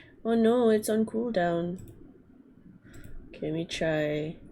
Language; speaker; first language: English; non-native, learner; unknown